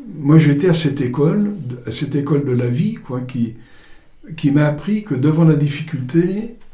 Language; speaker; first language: French; native; French